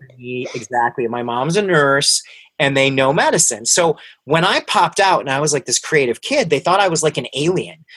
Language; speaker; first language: English; early bilingual, other home language; Hindi